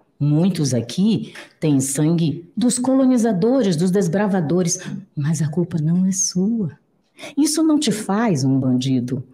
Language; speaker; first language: Portuguese; native; Portuguese